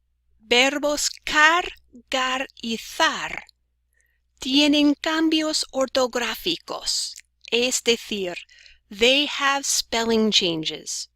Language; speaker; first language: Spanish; non-native, fluent; English